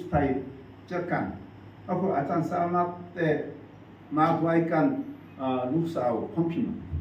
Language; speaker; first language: Thai; non-native, learner; Korean